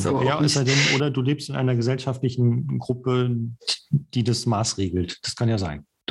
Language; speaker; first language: German; native; German